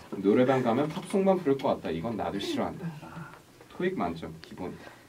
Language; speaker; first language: Korean; early bilingual, heritage; Korean